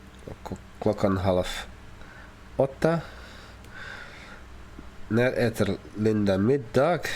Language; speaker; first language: Swedish; non-native, learner; English